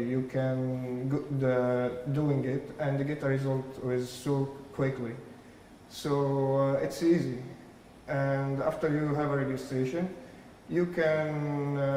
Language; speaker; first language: English; non-native, learner; Arabic